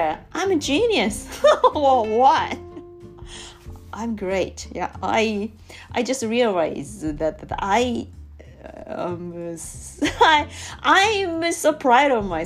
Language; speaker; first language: English; non-native, learner; Japanese